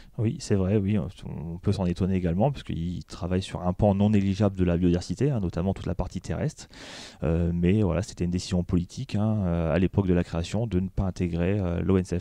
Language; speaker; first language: French; native; French